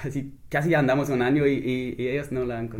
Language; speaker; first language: Spanish; non-native, fluent; English